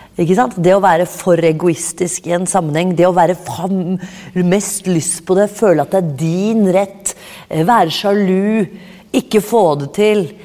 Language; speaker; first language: Norwegian; native; Norwegian